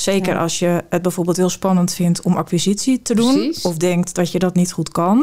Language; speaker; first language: Dutch; native; Dutch